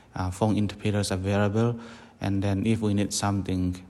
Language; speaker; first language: English; non-native, fluent; Burmese